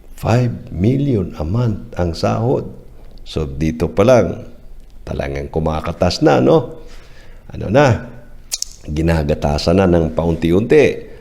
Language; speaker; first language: Filipino; non-native, local second language; Cebuano